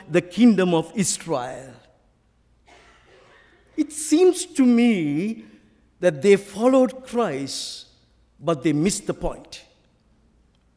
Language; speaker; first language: English; non-native, local second language; Sinhala